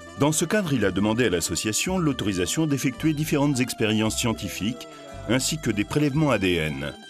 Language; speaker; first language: French; native; French